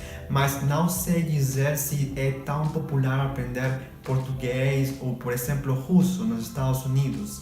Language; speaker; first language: Portuguese; non-native, fluent; Spanish